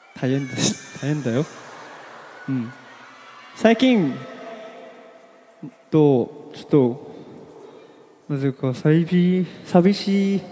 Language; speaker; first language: Japanese; non-native, learner; Korean